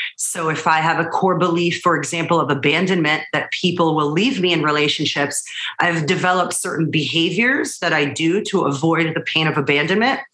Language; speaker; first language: English; early bilingual, other home language; Hebrew